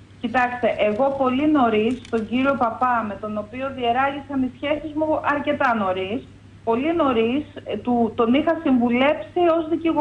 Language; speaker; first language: Greek; native; Greek